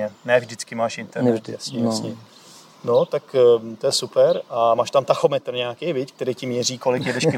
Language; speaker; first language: Czech; native; Czech